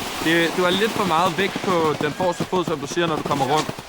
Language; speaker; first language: Danish; native; Danish